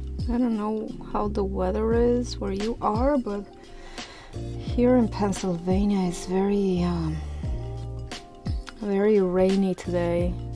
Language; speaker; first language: English; non-native, fluent; Romanian